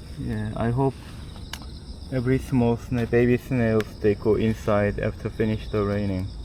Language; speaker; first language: English; non-native, learner; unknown